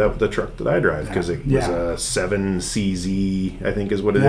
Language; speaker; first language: English; native; English